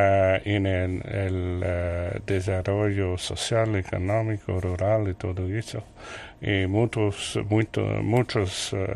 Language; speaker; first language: Spanish; non-native, learner; French